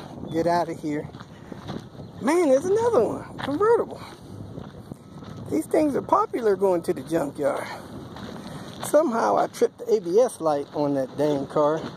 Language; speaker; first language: English; native; English